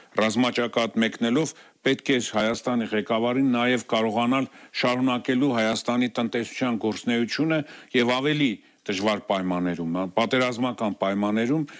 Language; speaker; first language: Armenian; native; Armenian